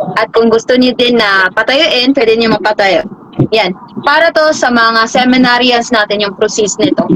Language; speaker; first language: Filipino; non-native, local second language; Cebuano